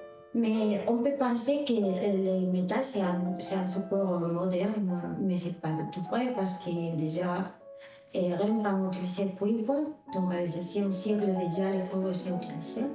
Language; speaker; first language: French; non-native, fluent; Spanish